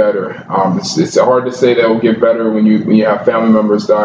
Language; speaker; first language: English; native; English